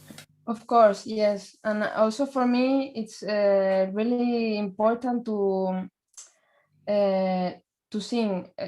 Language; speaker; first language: English; non-native, learner; Spanish